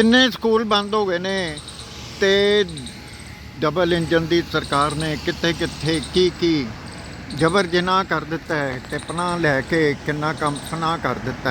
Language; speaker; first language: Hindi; non-native, local second language; Punjabi